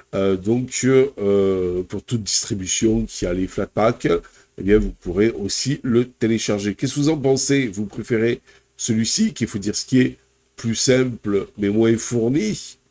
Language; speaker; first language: French; native; French